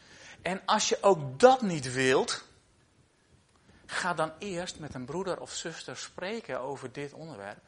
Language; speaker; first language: Dutch; native; Dutch